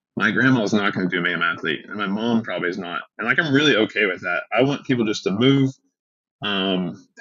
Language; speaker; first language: English; native; English